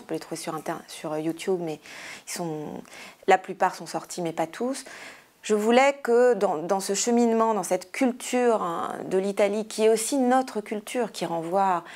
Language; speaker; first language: French; native; French